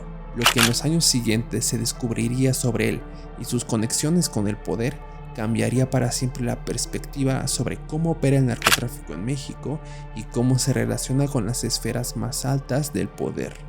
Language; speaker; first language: Spanish; native; Spanish